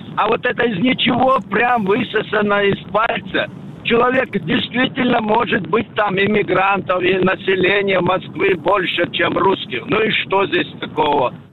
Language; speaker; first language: Russian; non-native, local second language; Chechen